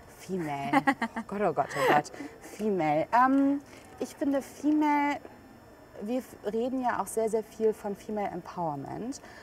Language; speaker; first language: German; early bilingual, other home language; Albanian